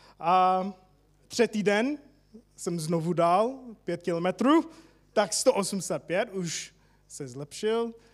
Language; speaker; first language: Czech; non-native, fluent; English